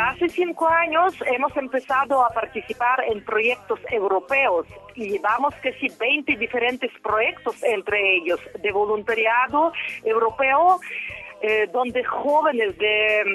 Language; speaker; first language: Spanish; non-native, fluent; Ukrainian